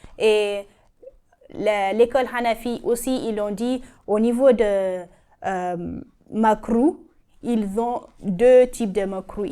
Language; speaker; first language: French; non-native, learner; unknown